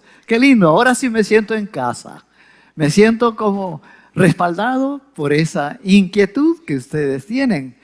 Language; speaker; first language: Spanish; native; Spanish